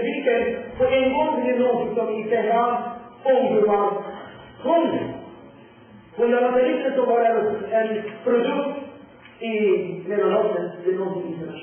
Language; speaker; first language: Swedish; non-native, fluent; Persian